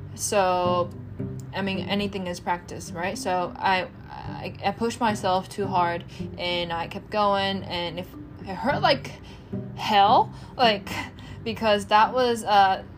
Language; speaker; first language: English; non-native, fluent; Japanese